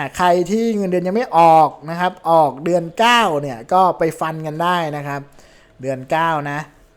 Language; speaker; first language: Thai; native; Thai